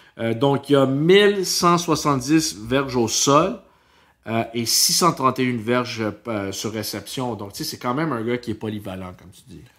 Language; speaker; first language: French; native; French